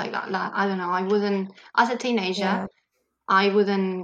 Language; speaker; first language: English; non-native, fluent; Catalan